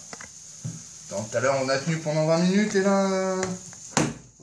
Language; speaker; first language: French; native; French